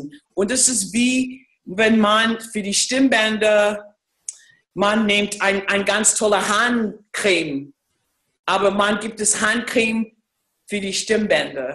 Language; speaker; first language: German; non-native, fluent; English